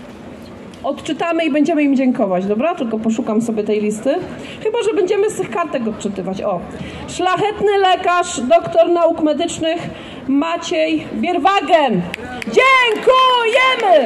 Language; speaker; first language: Polish; native; Polish